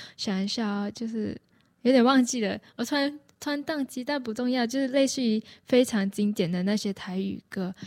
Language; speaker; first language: Chinese; native; Chinese